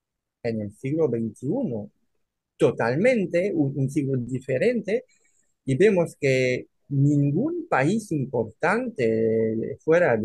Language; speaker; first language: Spanish; non-native, fluent; French